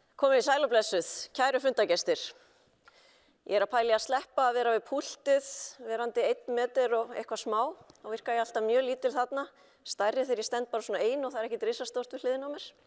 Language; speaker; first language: Icelandic; native; Icelandic